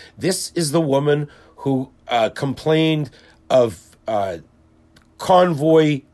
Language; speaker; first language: English; native; English